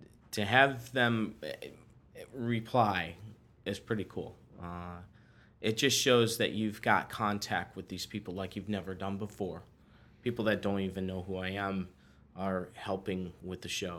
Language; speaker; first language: English; native; English